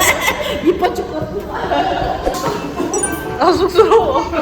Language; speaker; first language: Korean; native; Korean